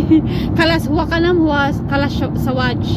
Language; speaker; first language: Arabic; non-native, learner; Filipino